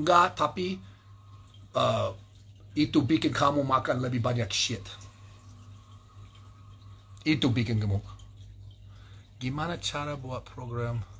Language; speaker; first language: Indonesian; non-native, learner; English